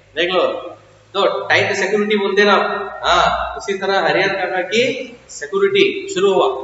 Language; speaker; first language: Hindi; non-native, local second language; Kannada